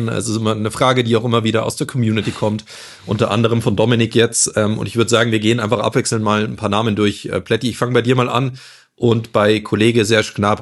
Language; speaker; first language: German; native; German